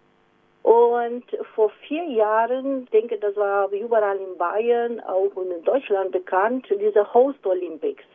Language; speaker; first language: German; non-native, fluent; Romanian